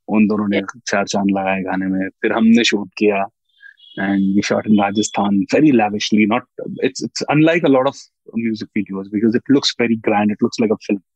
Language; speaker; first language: Hindi; native; Hindi